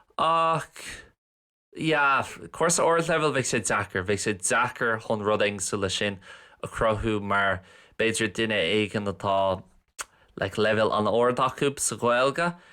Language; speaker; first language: Irish; non-native, local second language; English